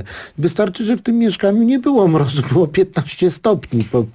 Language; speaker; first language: Polish; native; Polish